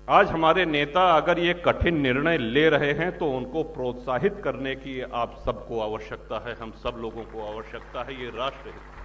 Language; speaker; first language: Hindi; native; Hindi